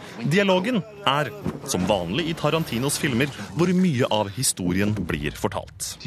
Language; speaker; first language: Norwegian; native; Norwegian